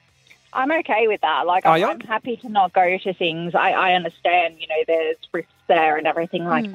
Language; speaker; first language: English; native; English